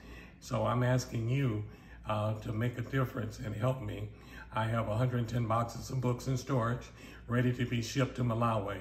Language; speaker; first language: English; native; English